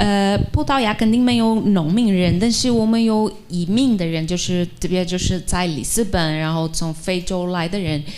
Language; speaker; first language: Chinese; non-native, fluent; Portuguese